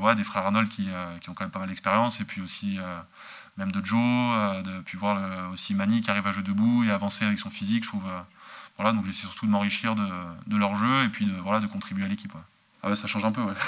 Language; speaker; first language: French; native; French